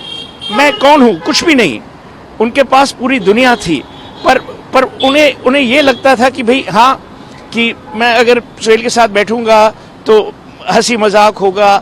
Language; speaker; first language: Hindi; native; Hindi